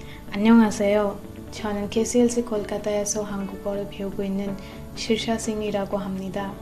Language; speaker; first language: Korean; non-native, learner; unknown